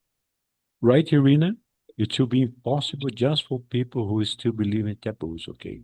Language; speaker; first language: English; non-native, fluent; Portuguese